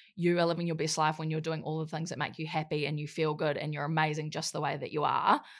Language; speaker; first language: English; native; English